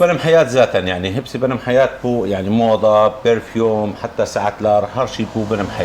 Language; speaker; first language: Turkish; non-native, learner; Arabic